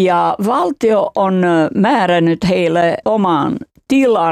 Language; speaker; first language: Finnish; non-native, fluent; Albanian